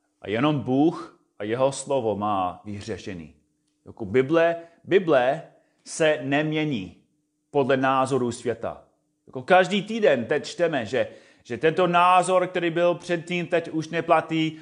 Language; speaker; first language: Czech; non-native, fluent; English